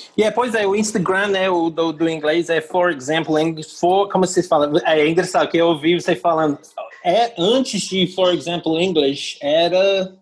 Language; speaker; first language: Portuguese; non-native, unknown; English